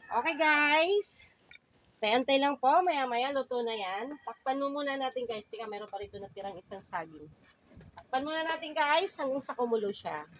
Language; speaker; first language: Filipino; non-native, local second language; Waray